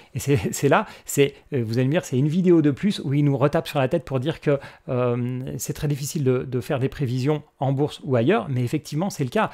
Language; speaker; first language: French; native; French